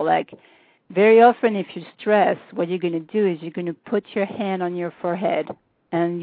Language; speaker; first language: English; non-native, fluent; French